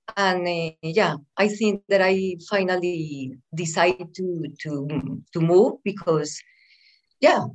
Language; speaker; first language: English; non-native, fluent; Spanish